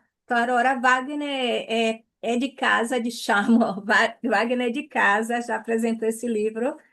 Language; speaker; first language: Italian; early bilingual, heritage; Portuguese